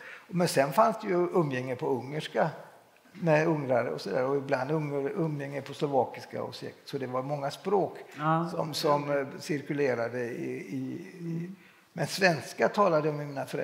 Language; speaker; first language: Swedish; native; Swedish